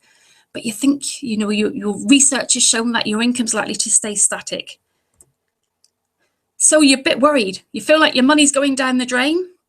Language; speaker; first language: English; native; English